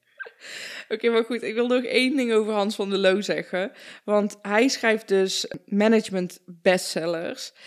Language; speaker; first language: Dutch; early bilingual, other home language; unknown